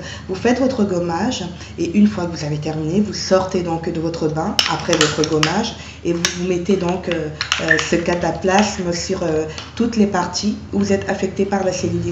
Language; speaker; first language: French; native; French